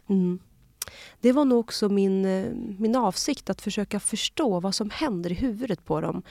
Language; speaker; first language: Swedish; early bilingual, other home language; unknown